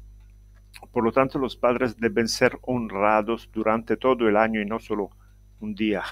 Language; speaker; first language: Spanish; non-native, fluent; Italian